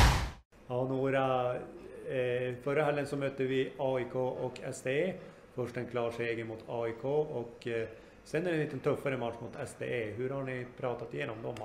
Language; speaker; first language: Swedish; native; Swedish